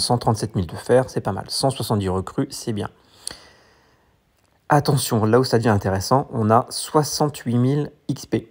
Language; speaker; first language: French; native; French